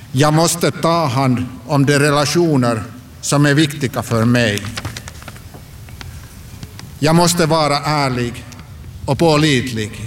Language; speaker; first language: Swedish; non-native, local second language; Finnish